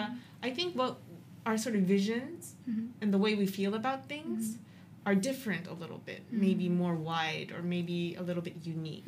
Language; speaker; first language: English; native; English